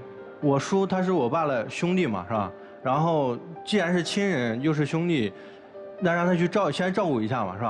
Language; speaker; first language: Chinese; native; Chinese